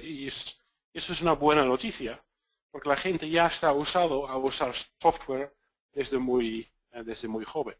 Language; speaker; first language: Spanish; non-native, fluent; Dutch